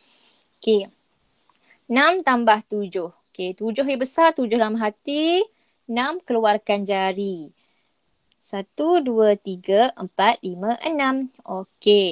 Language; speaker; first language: Malay; native; Malay